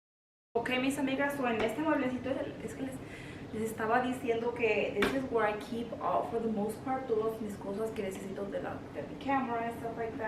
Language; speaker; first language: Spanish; early bilingual, heritage; Spanish